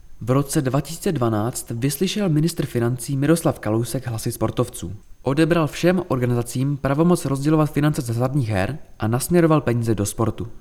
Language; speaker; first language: Czech; native; Czech